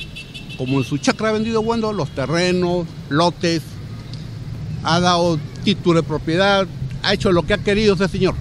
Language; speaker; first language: Spanish; native; Spanish